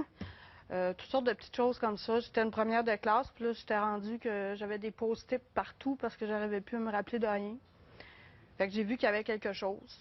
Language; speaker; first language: French; native; French